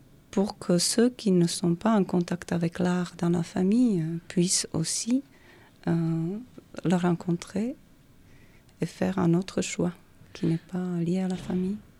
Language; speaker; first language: French; non-native, fluent; Czech